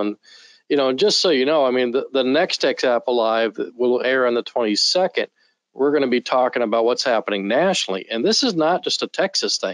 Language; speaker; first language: English; native; English